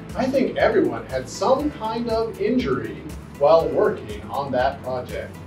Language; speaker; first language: English; native; English